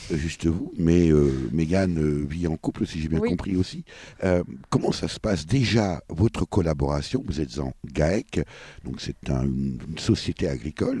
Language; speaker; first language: French; native; French